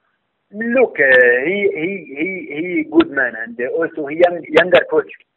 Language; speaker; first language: English; non-native, learner; Arabic